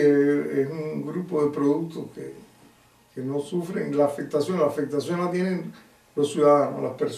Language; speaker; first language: Spanish; native; Spanish